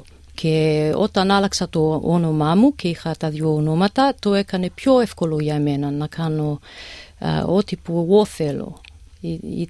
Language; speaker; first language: Greek; early bilingual, heritage; English